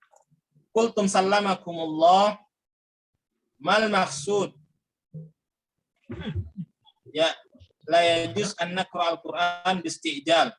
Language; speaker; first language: Indonesian; native; Indonesian